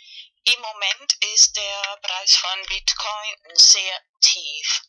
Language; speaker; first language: German; non-native, fluent; Spanish